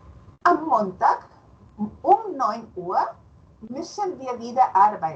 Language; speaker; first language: German; non-native, fluent; Spanish